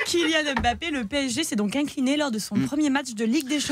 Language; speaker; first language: French; native; French